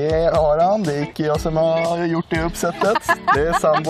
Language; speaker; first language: Norwegian; native; Norwegian